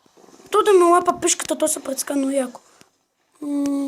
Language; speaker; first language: Bulgarian; native; Bulgarian